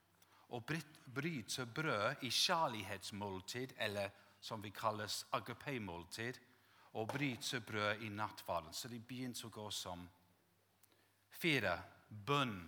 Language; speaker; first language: Norwegian; non-native, fluent; English